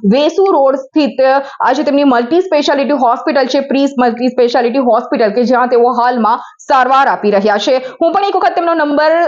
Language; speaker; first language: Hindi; non-native, local second language; Gujarati